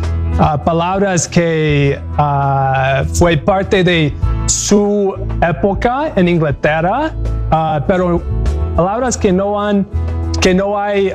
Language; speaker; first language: Spanish; non-native, learner; English